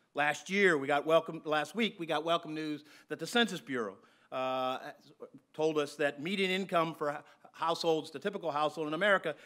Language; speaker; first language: English; native; English